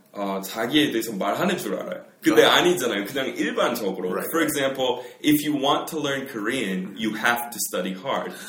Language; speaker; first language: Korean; non-native, fluent; English